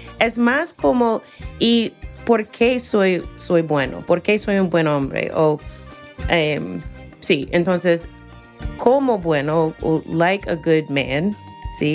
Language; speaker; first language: Spanish; non-native, fluent; English